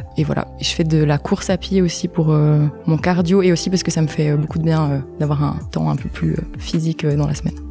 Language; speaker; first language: French; native; French